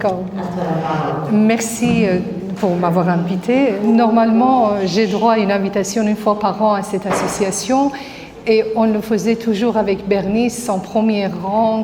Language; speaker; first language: French; non-native, fluent; Persian